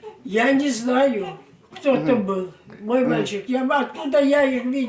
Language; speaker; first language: Russian; native; Russian